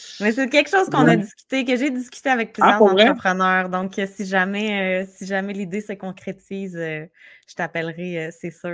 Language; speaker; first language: French; native; French